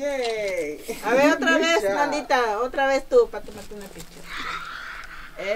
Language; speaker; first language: Spanish; native; Spanish